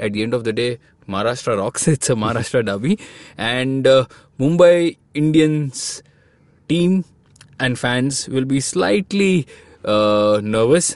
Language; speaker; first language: English; non-native, local second language; Hindi